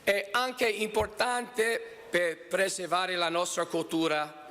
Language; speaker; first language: Italian; early bilingual, heritage; Italian